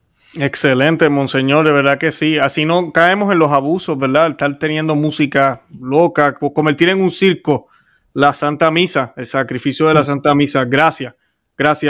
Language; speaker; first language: Spanish; native; Spanish